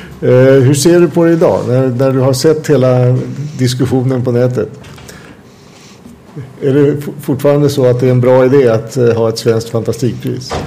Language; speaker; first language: Swedish; native; Swedish